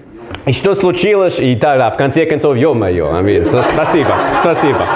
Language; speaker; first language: Russian; non-native, learner; English